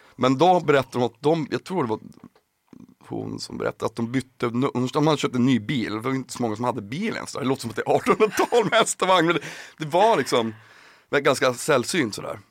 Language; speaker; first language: Swedish; native; Swedish